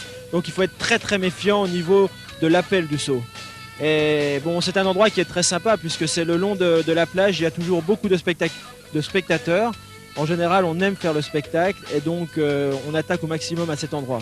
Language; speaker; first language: French; native; French